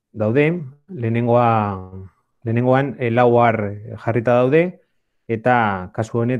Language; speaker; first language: Basque; non-native, local second language; Spanish